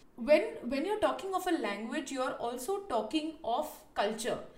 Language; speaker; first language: English; non-native, local second language; Hindi